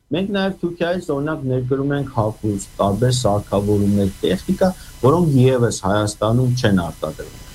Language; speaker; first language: Armenian; native; Armenian